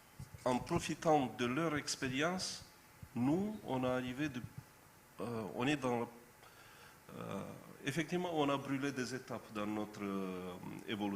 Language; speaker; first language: French; non-native, fluent; Romanian